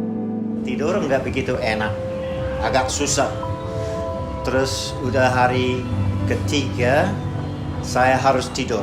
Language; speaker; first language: Indonesian; non-native, fluent; English